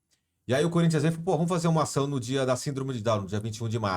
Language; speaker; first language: Portuguese; native; Portuguese